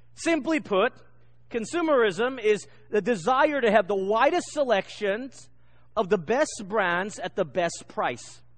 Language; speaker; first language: English; native; English